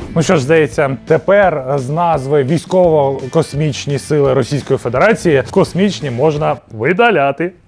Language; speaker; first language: Ukrainian; native; Ukrainian